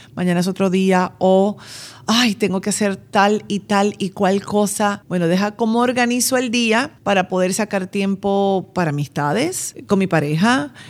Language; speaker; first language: Spanish; native; Spanish